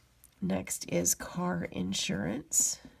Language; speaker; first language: English; native; English